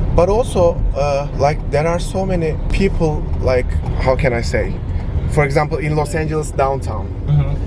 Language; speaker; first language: English; non-native, learner; Turkish